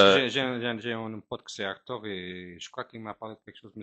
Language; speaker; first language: French; non-native, fluent; Portuguese